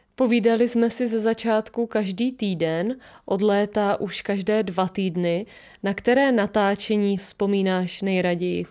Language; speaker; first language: Czech; native; Czech